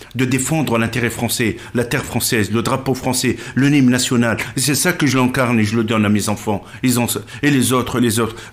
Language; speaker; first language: French; non-native, local second language; Arabic